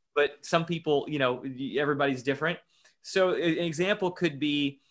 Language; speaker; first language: English; native; English